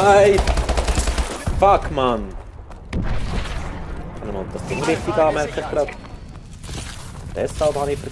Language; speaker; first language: German; native; German